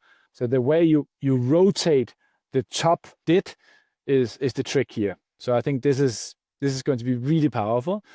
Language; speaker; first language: English; non-native, fluent; Danish